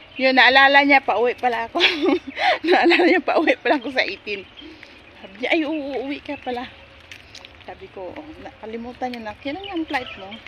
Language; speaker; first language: Filipino; non-native, local second language; Hiligaynon